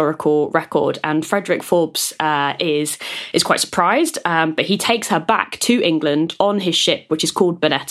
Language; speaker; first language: English; native; English